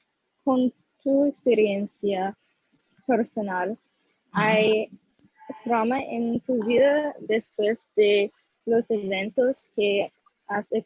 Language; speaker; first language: Spanish; non-native, learner; English